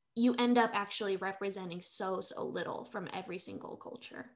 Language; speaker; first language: English; early bilingual, other home language; Vietnamese